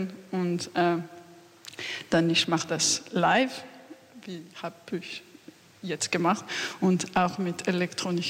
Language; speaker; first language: German; non-native, learner; French